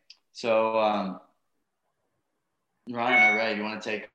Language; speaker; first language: English; native; English